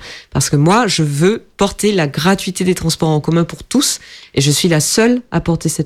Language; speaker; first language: French; native; French